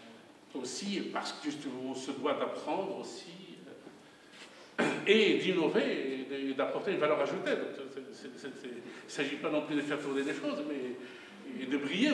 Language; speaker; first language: French; non-native, local second language; Arabic